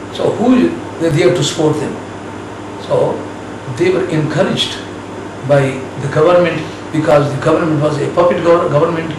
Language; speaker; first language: English; non-native, local second language; Urdu